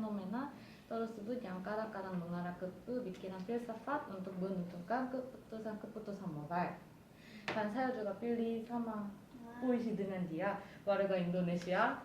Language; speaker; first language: Indonesian; non-native, fluent; Korean